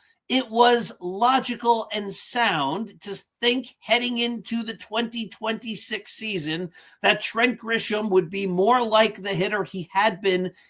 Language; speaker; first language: English; native; English